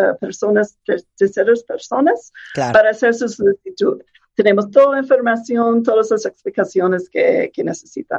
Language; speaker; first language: Spanish; non-native, fluent; English